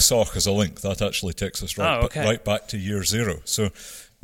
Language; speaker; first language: English; native; English